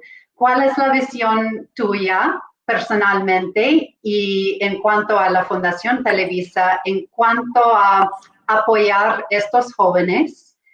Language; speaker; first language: Spanish; non-native, fluent; English